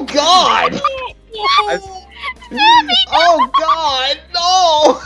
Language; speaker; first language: English; native; English